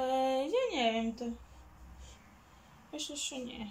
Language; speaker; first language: Polish; non-native, learner; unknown